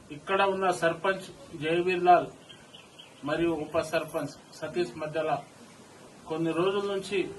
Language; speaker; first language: Telugu; non-native, local second language; Lambadi